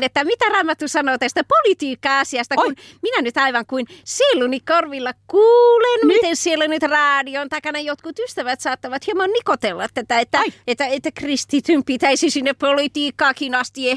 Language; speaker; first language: Finnish; native; Finnish